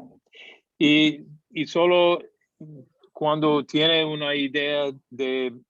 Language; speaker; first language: Spanish; non-native, fluent; English